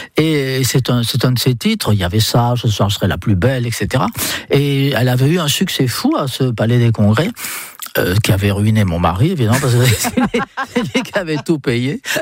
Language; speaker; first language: French; non-native, fluent; English